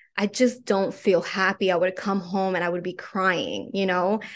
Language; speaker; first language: English; native; English